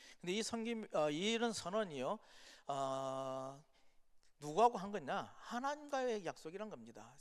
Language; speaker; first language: Korean; native; Korean